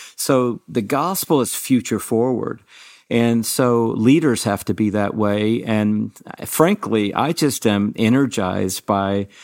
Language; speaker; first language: English; native; English